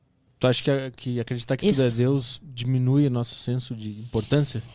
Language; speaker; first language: Portuguese; native; Portuguese